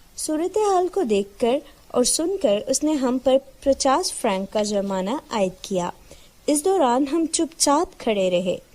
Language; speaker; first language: Urdu; native; Urdu